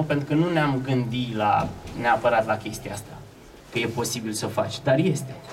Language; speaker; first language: Romanian; native; Romanian